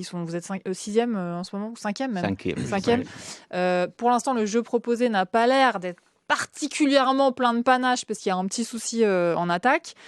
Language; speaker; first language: French; native; French